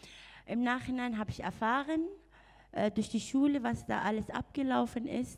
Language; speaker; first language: German; non-native, fluent; Arabic